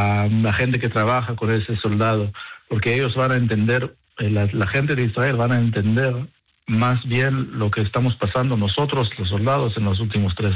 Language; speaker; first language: Spanish; non-native, learner; Hebrew